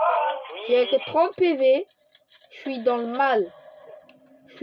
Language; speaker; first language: French; native; French